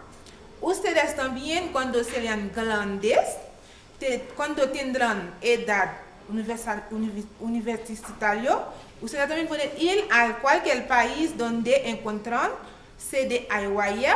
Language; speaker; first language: Spanish; non-native, learner; Haitian Creole